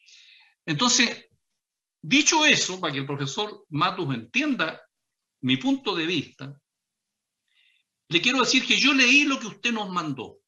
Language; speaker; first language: Spanish; native; Spanish